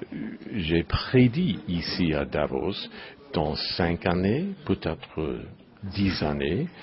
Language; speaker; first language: French; non-native, learner; English